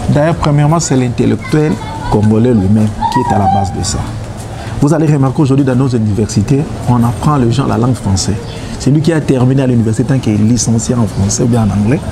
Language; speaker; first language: French; non-native, local second language; Lingala